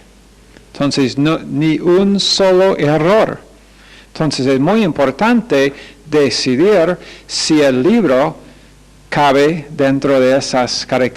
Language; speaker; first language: Spanish; non-native, fluent; English